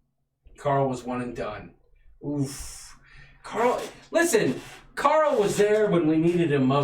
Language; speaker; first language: English; native; English